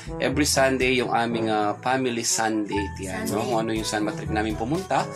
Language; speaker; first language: Filipino; non-native, local second language; Pampanga